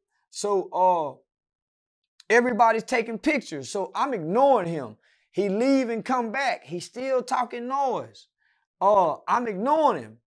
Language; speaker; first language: English; native; English